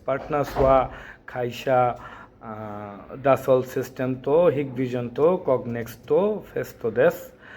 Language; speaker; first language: Japanese; non-native, learner; Bangla